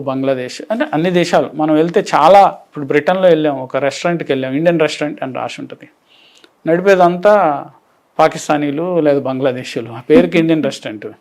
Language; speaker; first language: Telugu; native; Telugu